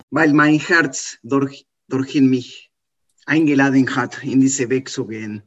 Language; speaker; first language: German; non-native, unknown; Spanish